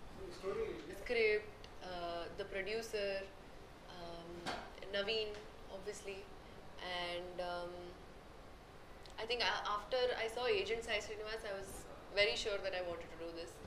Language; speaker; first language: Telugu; non-native, local second language; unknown